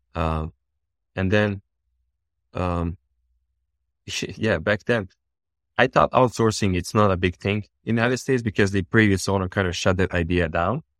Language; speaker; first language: English; non-native, fluent; Bosnian